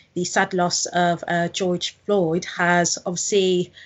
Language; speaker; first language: English; native; English